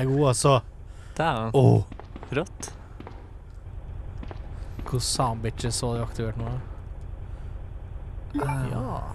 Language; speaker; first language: Norwegian; native; Norwegian